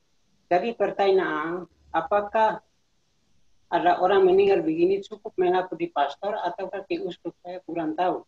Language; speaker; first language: Indonesian; non-native, local second language; Tetum